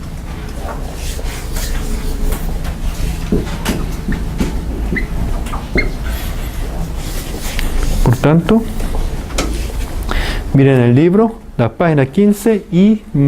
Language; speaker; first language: Spanish; non-native, fluent; Korean